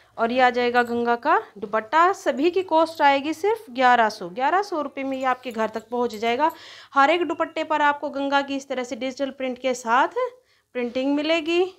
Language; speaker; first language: Hindi; native; Hindi